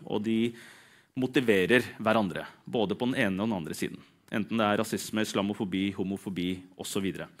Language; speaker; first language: Norwegian; early bilingual, other home language; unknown